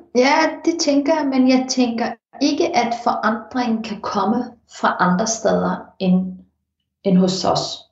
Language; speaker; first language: Danish; early bilingual, heritage; Danish